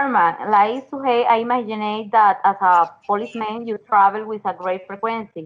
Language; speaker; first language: English; non-native, learner; Spanish